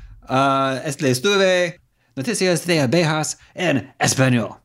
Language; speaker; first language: Spanish; non-native, learner; English